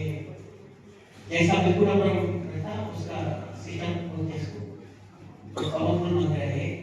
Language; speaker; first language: Hindi; non-native, local second language; Telugu